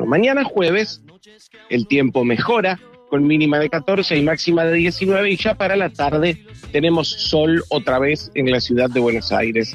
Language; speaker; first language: Spanish; native; Spanish